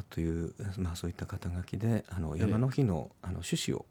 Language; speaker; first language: Japanese; native; Japanese